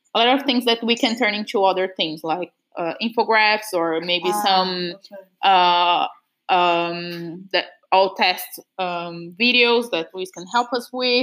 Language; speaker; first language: English; non-native, fluent; Portuguese